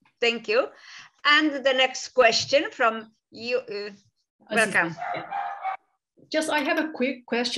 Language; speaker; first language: English; non-native, fluent; Polish